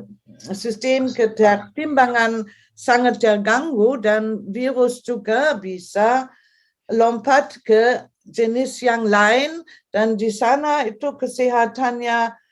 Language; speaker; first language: Indonesian; non-native, fluent; German